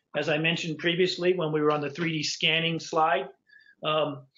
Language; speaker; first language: English; native; English